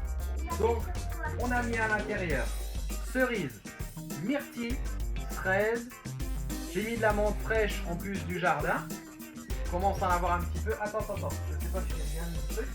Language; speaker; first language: French; native; French